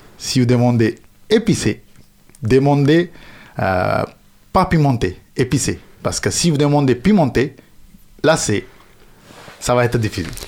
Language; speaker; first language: French; non-native, fluent; Sinhala